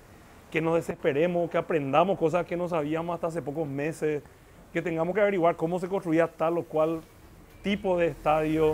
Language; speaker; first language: Spanish; native; Spanish